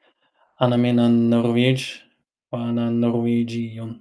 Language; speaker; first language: Arabic; non-native, learner; Norwegian